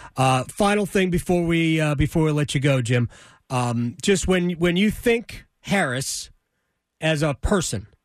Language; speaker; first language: English; native; English